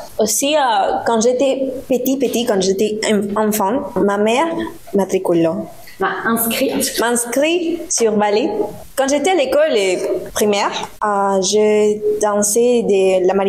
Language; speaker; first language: French; non-native, learner; Spanish